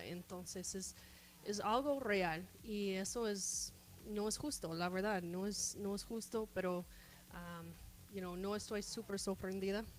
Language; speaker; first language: Spanish; non-native, fluent; English